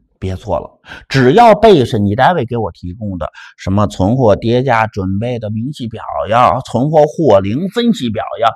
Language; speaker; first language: Chinese; native; Chinese